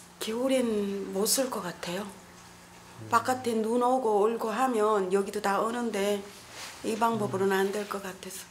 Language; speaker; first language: Korean; native; Korean